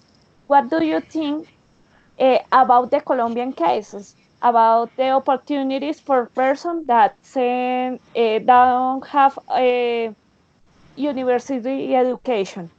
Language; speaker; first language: English; non-native, learner; Spanish